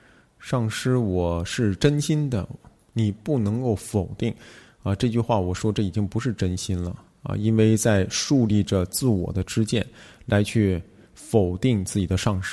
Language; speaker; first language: Chinese; native; Chinese